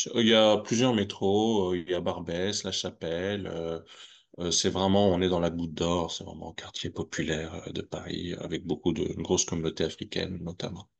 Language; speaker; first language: French; native; French